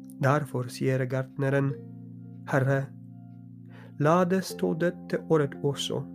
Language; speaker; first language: Norwegian; non-native, fluent; Polish